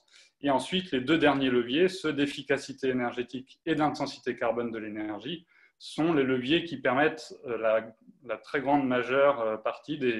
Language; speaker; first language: French; native; French